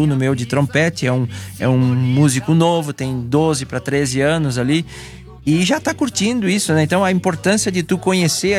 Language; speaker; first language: Portuguese; native; Portuguese